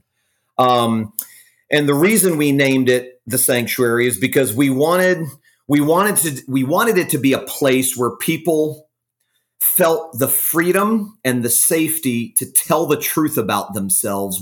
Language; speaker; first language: English; native; English